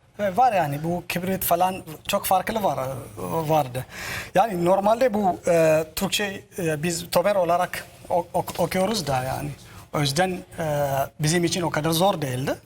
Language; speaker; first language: Turkish; non-native, learner; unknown